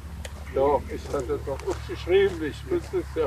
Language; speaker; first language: German; native; German